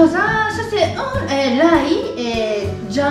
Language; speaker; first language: French; non-native, learner; Japanese